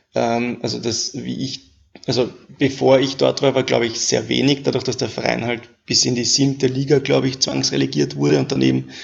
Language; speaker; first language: German; native; German